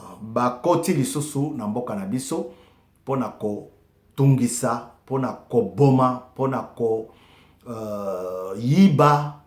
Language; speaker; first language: Lingala; non-native, local second language; Luba-Lulua